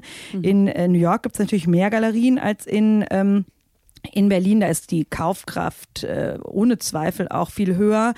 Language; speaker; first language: German; native; German